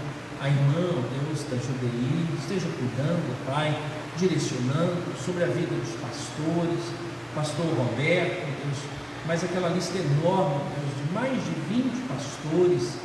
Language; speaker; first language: Portuguese; native; Portuguese